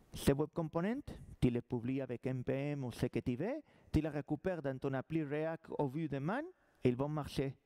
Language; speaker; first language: French; non-native, fluent; Spanish